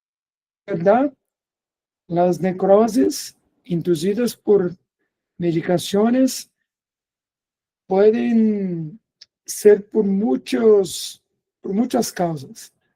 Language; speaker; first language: Spanish; non-native, fluent; Portuguese